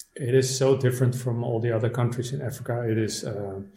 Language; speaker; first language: English; non-native, fluent; Dutch